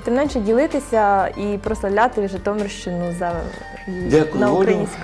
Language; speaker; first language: Ukrainian; native; Ukrainian